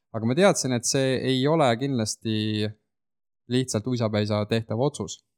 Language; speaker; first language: Estonian; native; Estonian